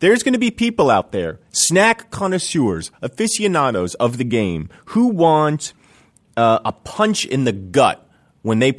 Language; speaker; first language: English; native; English